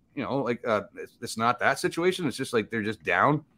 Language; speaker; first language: English; native; English